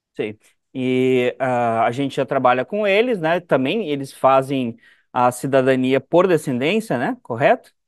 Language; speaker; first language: Portuguese; native; Portuguese